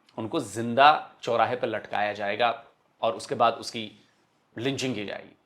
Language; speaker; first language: Hindi; native; Hindi